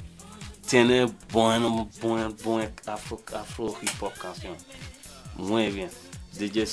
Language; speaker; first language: Spanish; non-native, learner; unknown